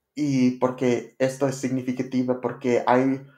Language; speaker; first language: Spanish; non-native, learner; English